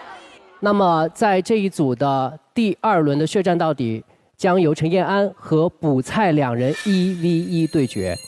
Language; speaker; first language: Chinese; native; Chinese